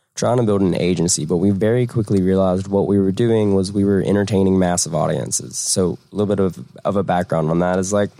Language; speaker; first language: English; native; English